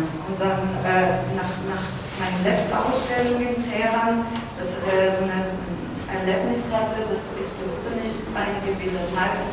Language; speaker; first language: German; non-native, learner; Persian